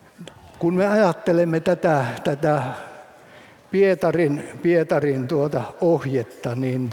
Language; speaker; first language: Finnish; native; Finnish